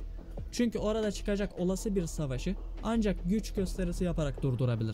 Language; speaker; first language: Turkish; native; Turkish